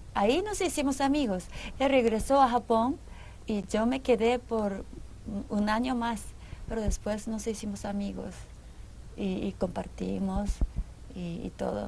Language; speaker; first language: Spanish; non-native, fluent; Japanese